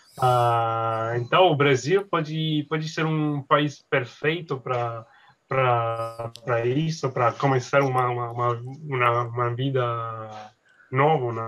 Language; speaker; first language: Portuguese; non-native, learner; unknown